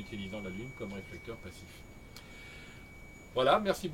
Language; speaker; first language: French; native; French